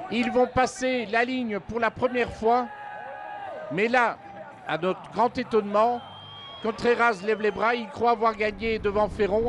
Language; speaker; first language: French; native; French